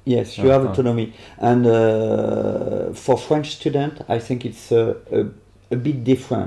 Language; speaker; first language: English; non-native, learner; French